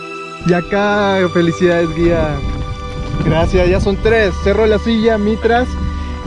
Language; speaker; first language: Spanish; native; Spanish